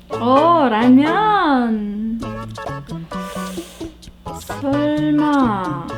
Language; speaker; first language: Korean; non-native, learner; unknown